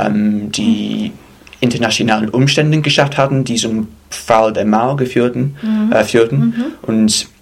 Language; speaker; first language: German; non-native, fluent; English